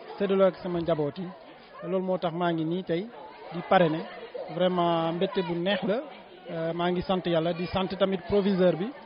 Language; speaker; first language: Wolof; non-native, local second language; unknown